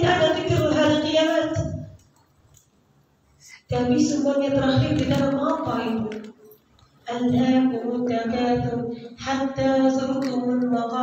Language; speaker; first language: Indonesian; non-native, learner; Arabic